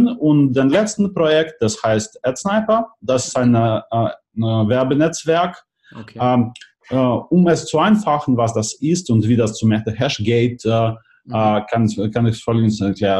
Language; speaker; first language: German; non-native, fluent; Russian